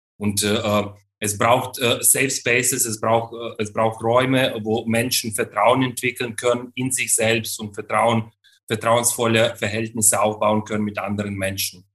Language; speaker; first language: German; non-native, fluent; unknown